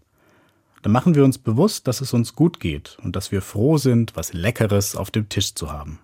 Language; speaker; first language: German; native; German